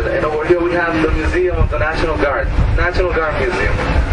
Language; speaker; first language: English; non-native, fluent; Spanish